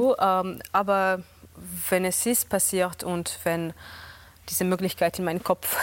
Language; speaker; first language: German; non-native, fluent; Georgian